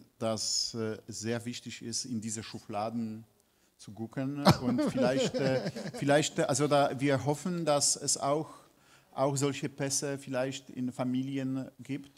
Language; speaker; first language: German; non-native, fluent; Polish